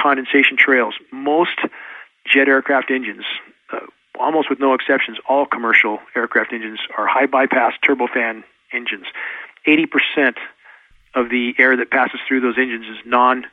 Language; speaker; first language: English; native; English